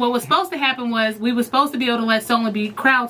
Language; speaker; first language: English; native; English